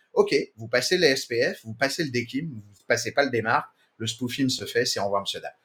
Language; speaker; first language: French; native; French